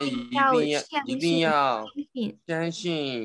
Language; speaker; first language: Chinese; non-native, learner; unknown